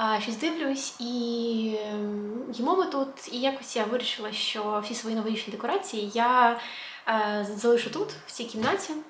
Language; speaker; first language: Ukrainian; native; Ukrainian